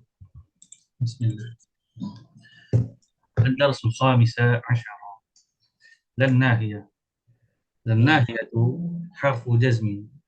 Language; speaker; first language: Arabic; non-native, learner; Indonesian